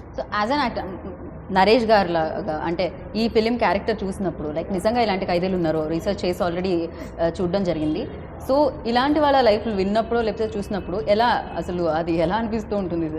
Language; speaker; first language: Telugu; native; Telugu